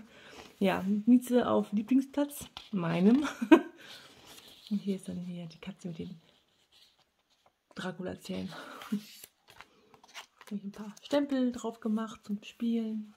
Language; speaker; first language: German; native; German